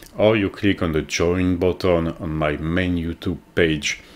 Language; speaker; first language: English; non-native, fluent; French